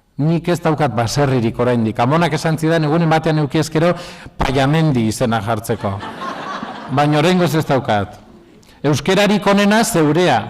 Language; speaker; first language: Basque; non-native, local second language; Spanish